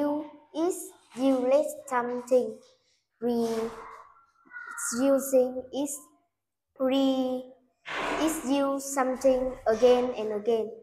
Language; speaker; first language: English; non-native, learner; Vietnamese